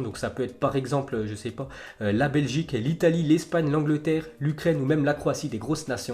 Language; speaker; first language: French; native; French